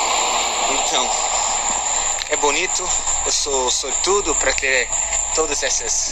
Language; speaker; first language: Portuguese; non-native, fluent; English